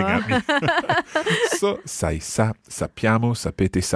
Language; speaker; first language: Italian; non-native, fluent; English